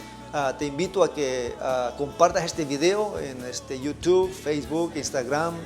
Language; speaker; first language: Spanish; native; Spanish